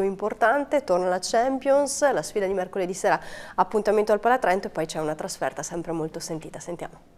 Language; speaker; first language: Italian; native; Italian